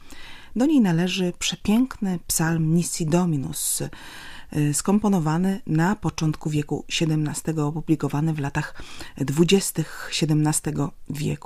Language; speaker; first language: Polish; native; Polish